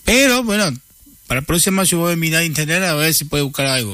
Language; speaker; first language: Spanish; non-native, learner; Chinese